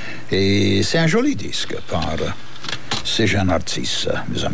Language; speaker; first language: French; native; French